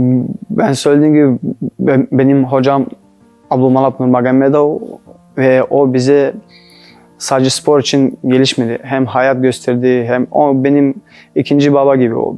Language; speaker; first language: Turkish; non-native, learner; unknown